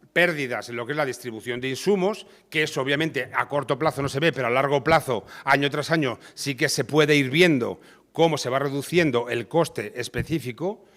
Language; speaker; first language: Spanish; native; Spanish